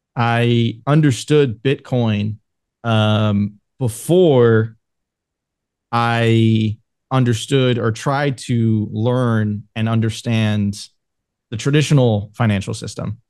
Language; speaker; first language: English; non-native, fluent; Spanish